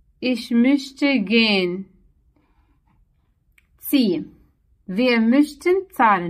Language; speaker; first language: German; non-native, learner; Arabic